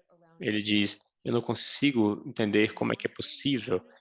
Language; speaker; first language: Portuguese; non-native, fluent; English